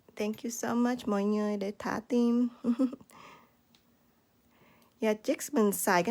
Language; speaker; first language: Vietnamese; early bilingual, heritage; Vietnamese